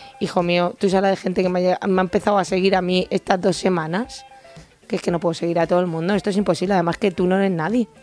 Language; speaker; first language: Spanish; native; Spanish